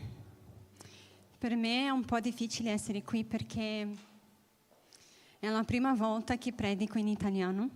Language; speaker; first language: Italian; non-native, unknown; Portuguese